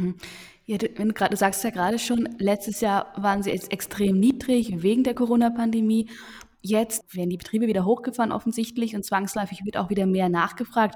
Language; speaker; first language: German; native; German